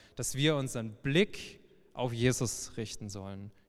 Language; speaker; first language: German; native; German